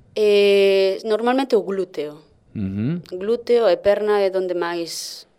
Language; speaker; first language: Galician; native; Galician